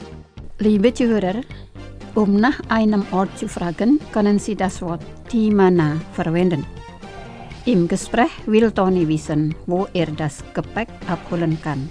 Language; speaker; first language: German; non-native, fluent; Indonesian